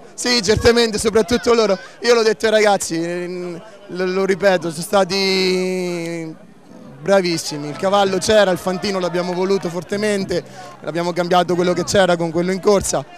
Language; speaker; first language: Italian; native; Italian